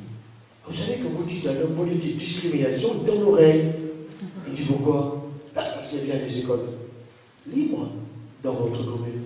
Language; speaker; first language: French; native; French